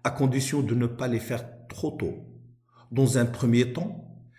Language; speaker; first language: French; non-native, local second language; Arabic